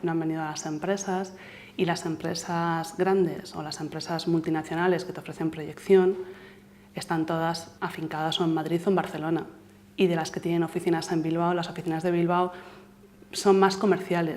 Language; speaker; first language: Spanish; native; Spanish